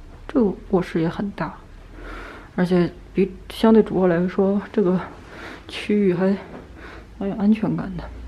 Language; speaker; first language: Chinese; native; Chinese